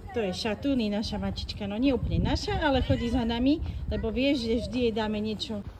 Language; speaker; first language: Slovak; native; Slovak